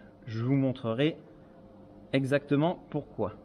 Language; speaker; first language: French; native; French